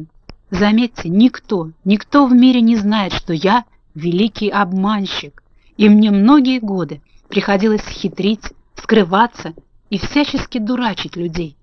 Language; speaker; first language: Russian; native; Russian